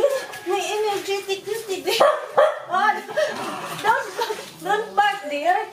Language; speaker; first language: English; non-native, learner; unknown